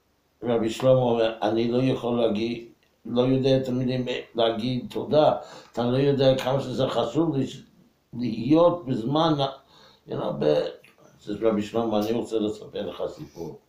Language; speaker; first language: Hebrew; non-native, fluent; English